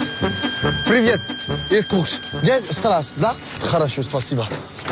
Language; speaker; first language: Russian; non-native, learner; French